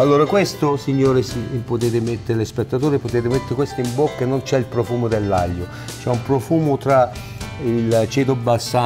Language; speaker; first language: Italian; early bilingual, heritage; Italian